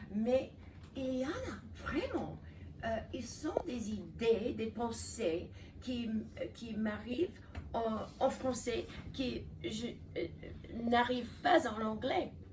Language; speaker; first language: French; non-native, learner; English